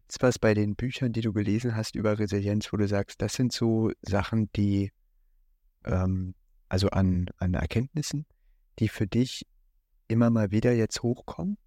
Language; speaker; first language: German; native; German